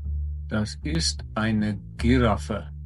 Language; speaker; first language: German; non-native, fluent; English